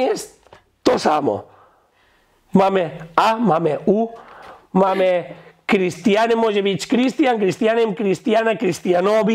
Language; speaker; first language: Polish; non-native, learner; Catalan